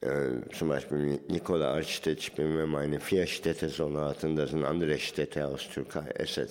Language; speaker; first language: German; non-native, fluent; Turkish